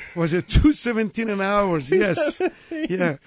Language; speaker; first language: English; non-native, fluent; Italian